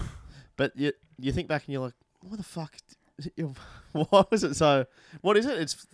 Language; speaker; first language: English; native; English